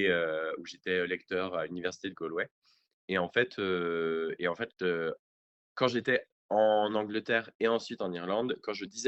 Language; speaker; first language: French; native; French